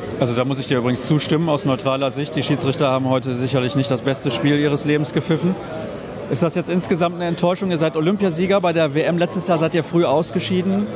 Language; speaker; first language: German; native; German